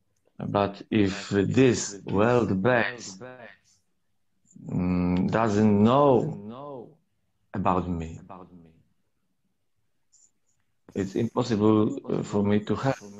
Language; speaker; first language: English; non-native, learner; Polish